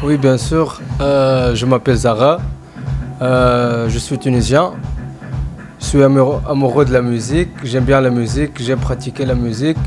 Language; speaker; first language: French; non-native, fluent; Arabic